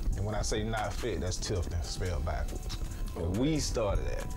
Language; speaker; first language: English; native; English